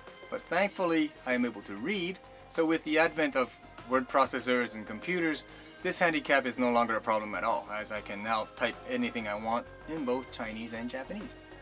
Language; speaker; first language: English; early bilingual, other home language; Chinese